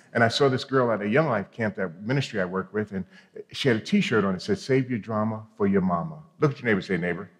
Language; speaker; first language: English; native; English